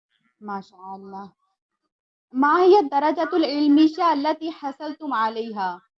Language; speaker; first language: Arabic; non-native, fluent; Urdu